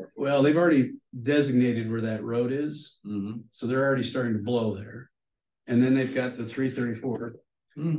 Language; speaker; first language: English; native; English